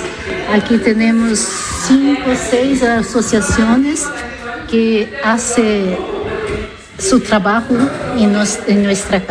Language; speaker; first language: Spanish; non-native, learner; French